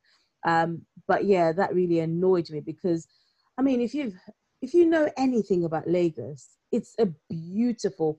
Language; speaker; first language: English; non-native, local second language; Yoruba